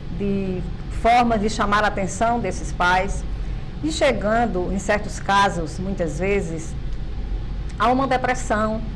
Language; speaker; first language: Portuguese; native; Portuguese